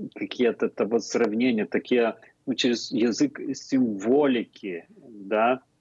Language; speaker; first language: Russian; non-native, fluent; Lithuanian